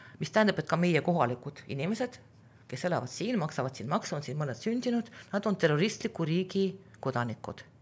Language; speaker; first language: Estonian; non-native, local second language; Russian